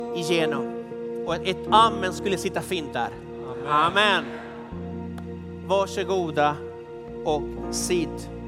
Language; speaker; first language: Swedish; non-native, fluent; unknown